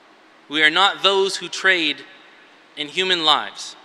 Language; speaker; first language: English; native; English